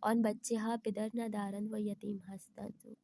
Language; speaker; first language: Persian; non-native, fluent; Urdu